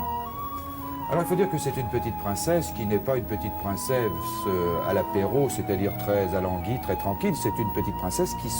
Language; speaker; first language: French; native; French